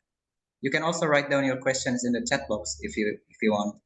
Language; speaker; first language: English; non-native, local second language; Indonesian